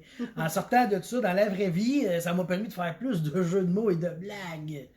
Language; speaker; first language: French; native; French